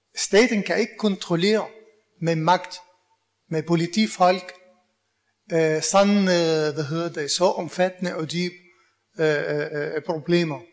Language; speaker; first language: Danish; non-native, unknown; Arabic